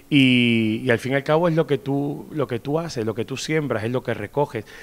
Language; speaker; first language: Spanish; native; Spanish